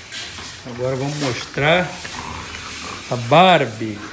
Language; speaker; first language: Portuguese; native; Portuguese